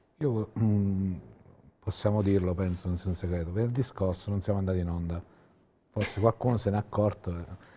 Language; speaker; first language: Italian; native; Italian